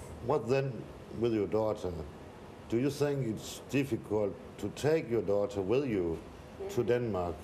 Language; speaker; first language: English; non-native, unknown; Danish